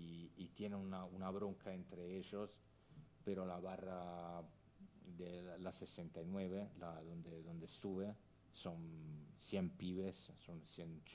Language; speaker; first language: Spanish; non-native, fluent; Italian